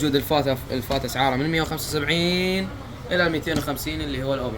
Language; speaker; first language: Arabic; native; Arabic